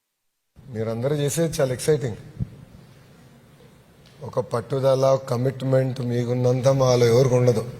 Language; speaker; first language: Telugu; native; Telugu